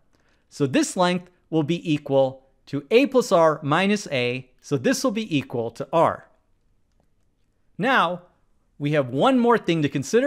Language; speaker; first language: English; native; English